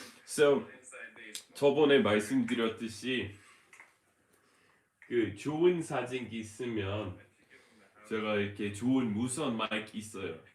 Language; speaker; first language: Korean; non-native, fluent; English